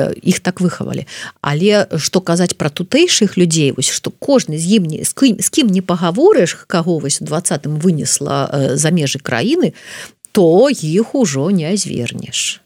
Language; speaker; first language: Belarusian; non-native, local second language; Russian